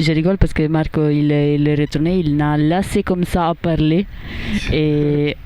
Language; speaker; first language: French; non-native, learner; Italian